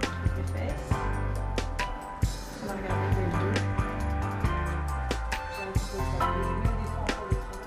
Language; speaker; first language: French; native; French